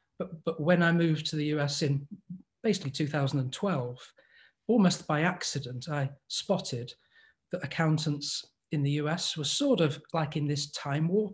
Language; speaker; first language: English; native; English